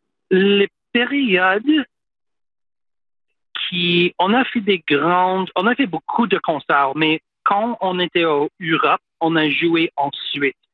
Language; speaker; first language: French; non-native, local second language; English